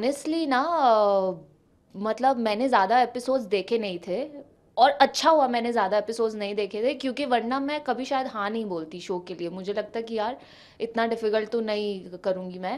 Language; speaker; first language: Hindi; native; Hindi